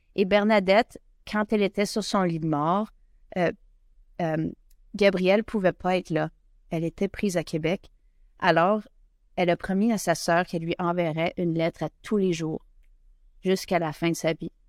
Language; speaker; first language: French; native; French